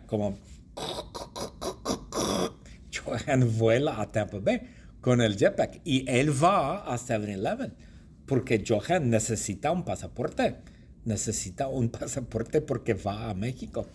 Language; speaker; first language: Spanish; non-native, fluent; English